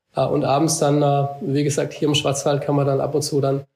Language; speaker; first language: German; native; German